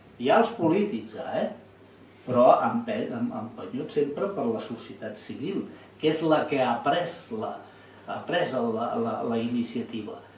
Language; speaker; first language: Catalan; native; Catalan